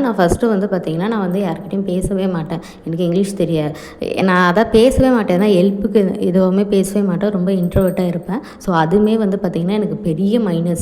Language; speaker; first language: Tamil; native; Tamil